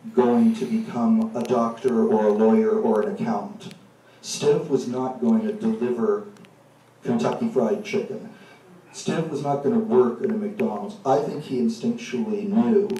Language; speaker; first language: English; native; English